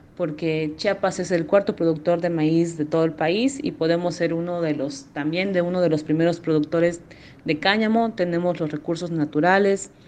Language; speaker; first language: Spanish; native; Spanish